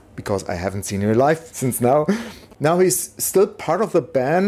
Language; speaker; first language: English; non-native, fluent; German